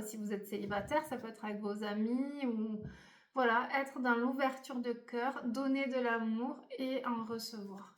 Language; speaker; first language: French; native; French